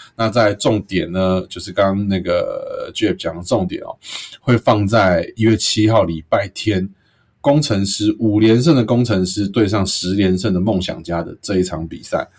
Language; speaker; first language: Chinese; native; Chinese